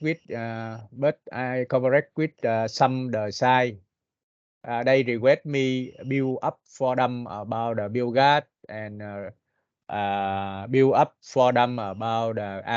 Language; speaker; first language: English; non-native, learner; Vietnamese